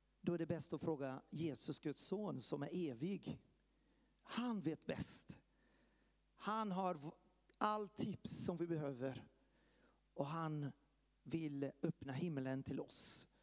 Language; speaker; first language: Swedish; early bilingual, heritage; Swedish